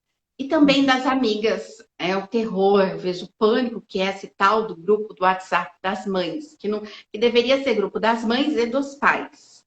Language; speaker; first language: Portuguese; native; Portuguese